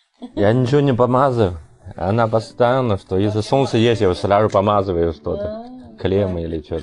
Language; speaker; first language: Russian; non-native, learner; Chinese